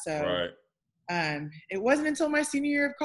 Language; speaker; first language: English; native; English